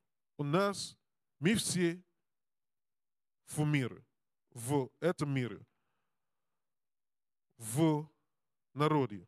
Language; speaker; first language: Russian; non-native, learner; English